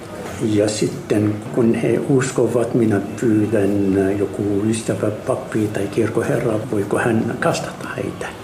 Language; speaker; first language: Finnish; non-native, fluent; Arabic